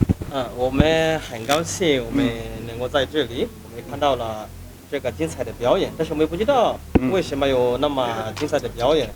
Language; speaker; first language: Chinese; non-native, fluent; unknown